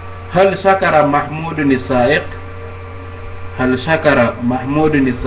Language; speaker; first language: Arabic; non-native, fluent; Wolof